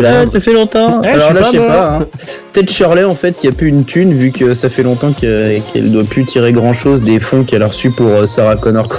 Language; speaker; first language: French; native; French